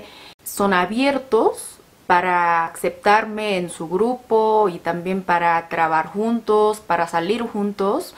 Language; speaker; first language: Spanish; non-native, learner; Korean